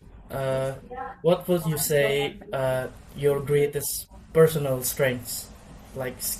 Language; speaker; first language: English; non-native, learner; Indonesian